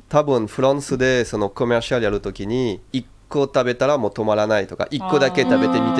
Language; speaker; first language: Japanese; non-native, fluent; French